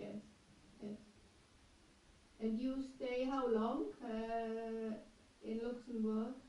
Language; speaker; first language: English; non-native, learner; German